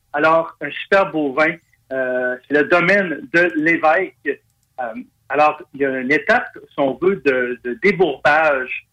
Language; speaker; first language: French; native; French